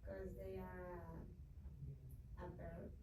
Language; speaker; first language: English; non-native, learner; Spanish